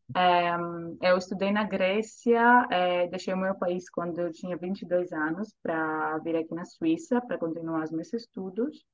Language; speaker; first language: Portuguese; non-native, fluent; Greek